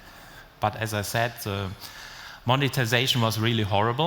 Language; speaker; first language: English; non-native, fluent; German